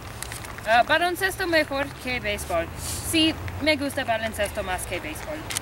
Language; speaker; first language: Spanish; non-native, learner; English